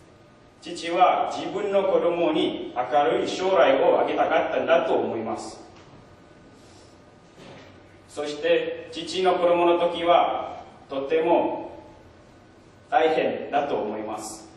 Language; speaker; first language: Japanese; non-native, learner; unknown